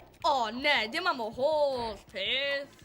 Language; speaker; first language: Welsh; non-native, local second language; English